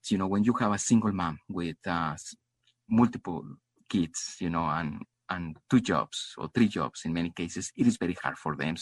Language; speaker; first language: English; non-native, fluent; Spanish